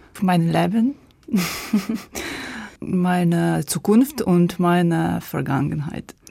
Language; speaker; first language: German; non-native, learner; Ukrainian